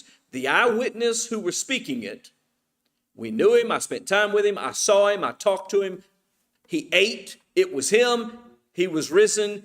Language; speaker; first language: English; native; English